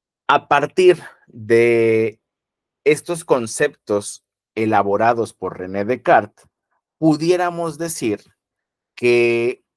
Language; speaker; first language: Spanish; native; Spanish